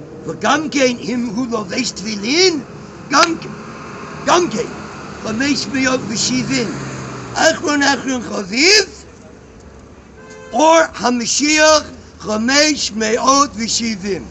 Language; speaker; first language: Hebrew; non-native, learner; English